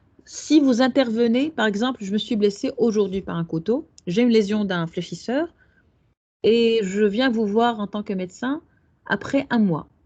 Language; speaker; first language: French; non-native, local second language; Arabic